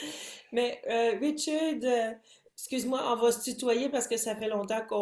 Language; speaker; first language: French; native; French